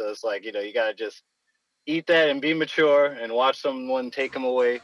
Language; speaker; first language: English; native; English